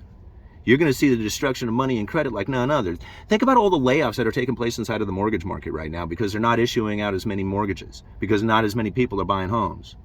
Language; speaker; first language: English; native; English